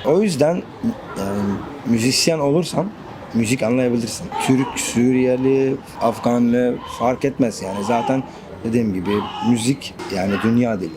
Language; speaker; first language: Turkish; non-native, learner; Arabic